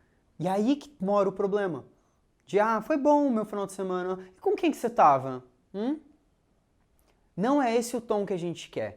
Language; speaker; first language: Portuguese; native; Portuguese